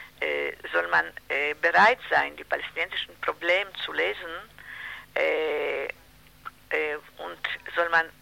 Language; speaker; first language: German; non-native, learner; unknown